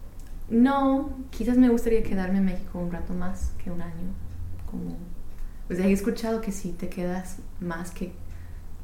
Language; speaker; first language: Spanish; non-native, fluent; English